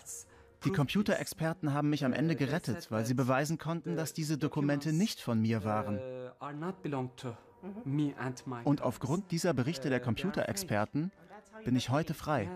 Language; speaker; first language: German; native; German